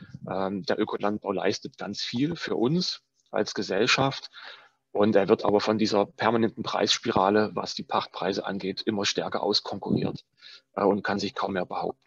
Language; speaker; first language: German; native; German